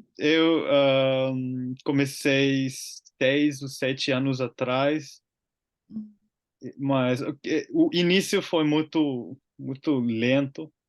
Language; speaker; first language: Portuguese; non-native, learner; Finnish